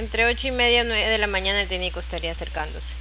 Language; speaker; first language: Spanish; native; Spanish